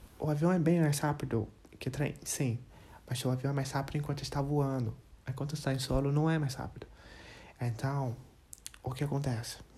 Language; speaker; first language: Portuguese; non-native, learner; English